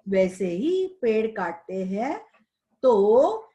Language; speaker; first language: Hindi; non-native, local second language; Marathi